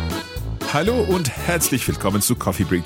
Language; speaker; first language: German; non-native, learner; English